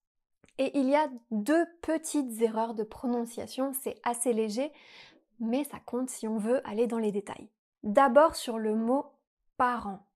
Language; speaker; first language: French; native; French